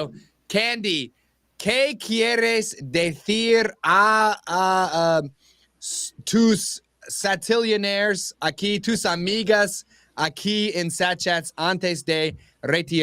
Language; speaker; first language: Spanish; non-native, learner; English